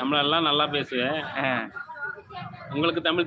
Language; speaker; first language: Tamil; non-native, local second language; Malayalam